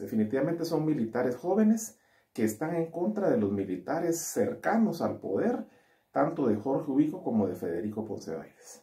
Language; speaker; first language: Spanish; native; Spanish